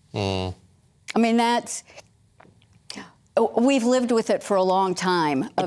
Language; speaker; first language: English; native; English